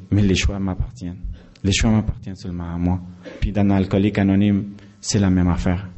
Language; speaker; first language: French; non-native, fluent; Spanish